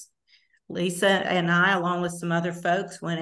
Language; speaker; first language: English; native; English